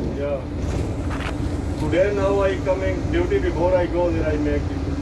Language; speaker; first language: English; non-native, learner; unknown